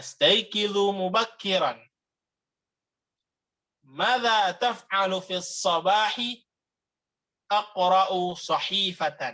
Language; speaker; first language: Arabic; non-native, fluent; Indonesian